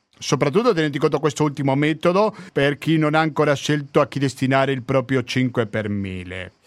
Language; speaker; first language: Italian; non-native, fluent; Spanish